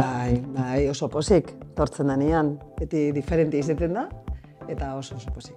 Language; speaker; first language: Basque; native; Basque